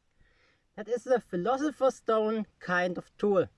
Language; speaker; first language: English; non-native, fluent; German